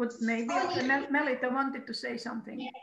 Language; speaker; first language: English; non-native, fluent; Croatian